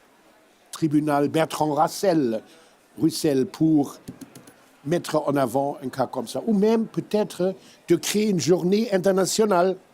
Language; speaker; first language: French; non-native, fluent; German